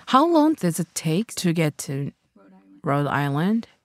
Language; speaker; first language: English; non-native, learner; Japanese